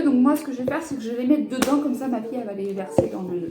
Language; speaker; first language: French; native; French